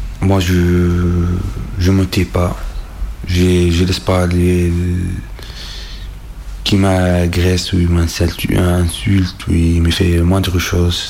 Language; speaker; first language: French; non-native, learner; Arabic